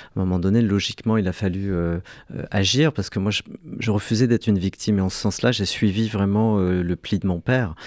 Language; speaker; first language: French; early bilingual, other home language; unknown